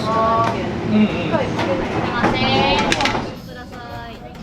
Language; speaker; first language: Japanese; native; Japanese